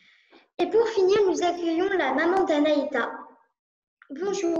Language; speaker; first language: French; early bilingual, heritage; French